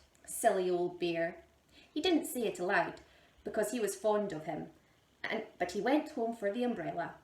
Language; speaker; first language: English; native; English